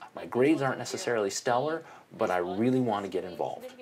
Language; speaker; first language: English; native; English